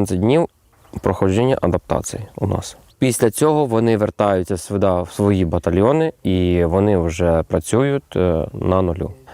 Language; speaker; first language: Ukrainian; native; Ukrainian